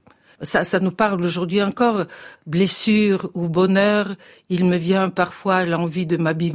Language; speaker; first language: French; non-native, fluent; Bulgarian